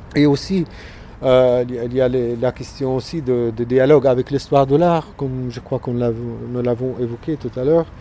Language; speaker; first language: French; non-native, fluent; Arabic